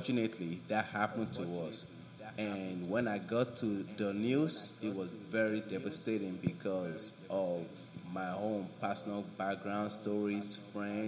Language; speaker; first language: English; non-native, local second language; Yoruba